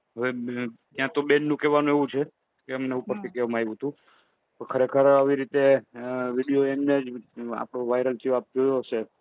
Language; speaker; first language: Gujarati; native; Gujarati